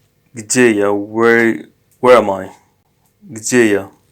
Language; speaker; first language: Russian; non-native, fluent; English